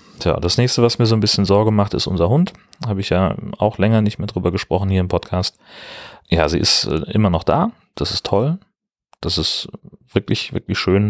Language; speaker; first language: German; native; German